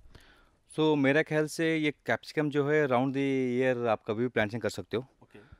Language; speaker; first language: Hindi; non-native, local second language; Kannada